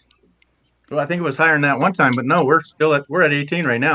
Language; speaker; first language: English; native; English